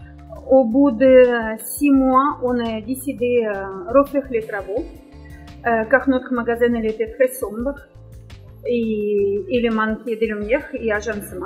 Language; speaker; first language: French; non-native, fluent; Russian